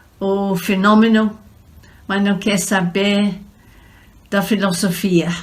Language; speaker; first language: Portuguese; non-native, fluent; English